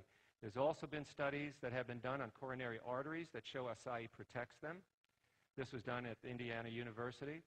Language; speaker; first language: English; native; English